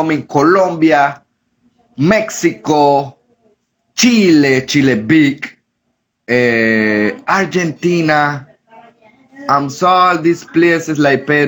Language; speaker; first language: English; non-native, local second language; Spanish